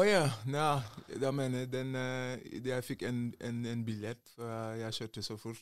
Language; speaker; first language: Norwegian; non-native, learner; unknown